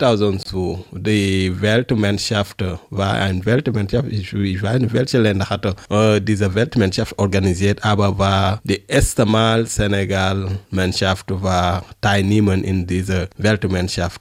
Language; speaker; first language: German; non-native, learner; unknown